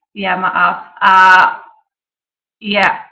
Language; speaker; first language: Indonesian; non-native, learner; English